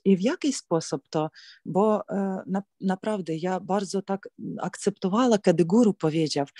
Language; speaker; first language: Polish; non-native, learner; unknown